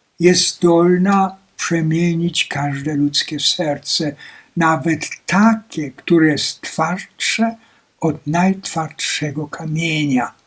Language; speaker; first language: Polish; native; Polish